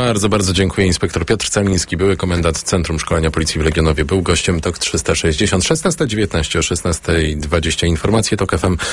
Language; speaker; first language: Polish; native; Polish